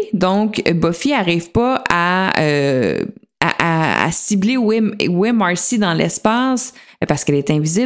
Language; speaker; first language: French; native; French